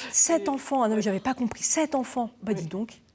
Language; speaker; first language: French; native; French